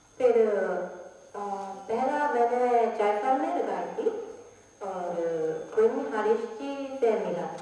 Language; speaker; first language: Hindi; non-native, learner; Japanese